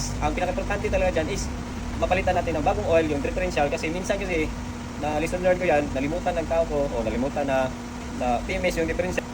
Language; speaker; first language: Filipino; non-native, local second language; Cebuano